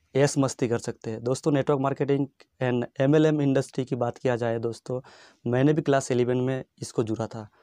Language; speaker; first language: Hindi; non-native, local second language; Bangla